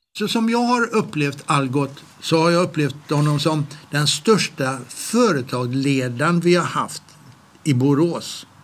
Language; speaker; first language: Swedish; native; Swedish